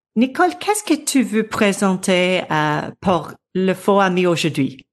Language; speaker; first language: French; non-native, learner; English